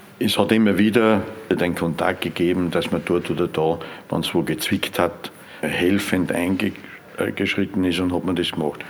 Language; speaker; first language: German; native; German